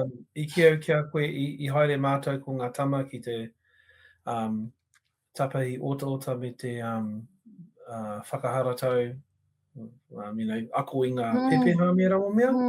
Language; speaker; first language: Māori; non-native, local second language; English